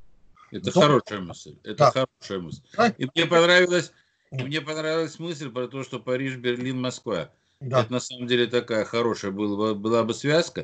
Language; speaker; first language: Russian; native; Russian